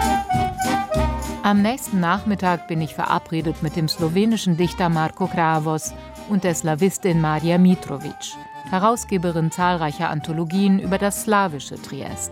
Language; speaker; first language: German; native; German